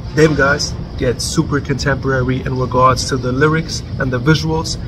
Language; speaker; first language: English; native; English